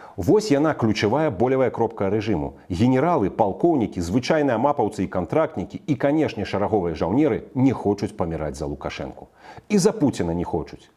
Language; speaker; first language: Belarusian; native; Belarusian